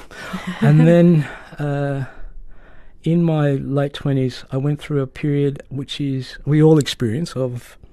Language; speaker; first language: English; native; English